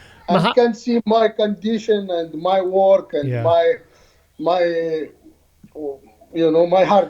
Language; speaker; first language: English; non-native, learner; Arabic